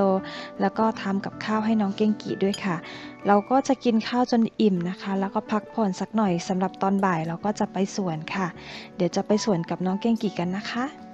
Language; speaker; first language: Thai; native; Thai